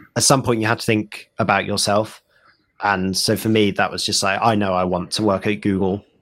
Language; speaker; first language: English; native; English